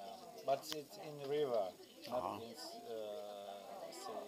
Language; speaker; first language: English; non-native, learner; Arabic